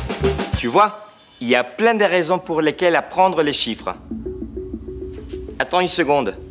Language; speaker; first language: French; non-native, fluent; Spanish